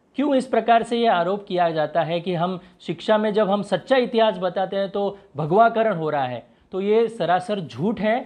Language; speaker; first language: Hindi; non-native, local second language; Marathi